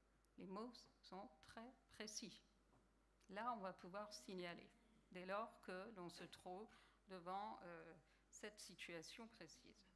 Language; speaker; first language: French; native; French